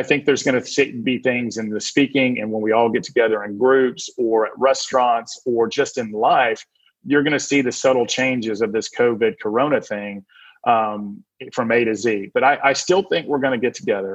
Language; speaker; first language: English; native; English